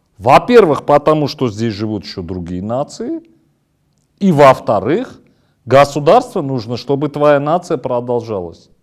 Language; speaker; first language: Russian; non-native, local second language; Armenian